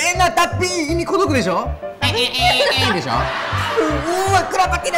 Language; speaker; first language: Indonesian; non-native, learner; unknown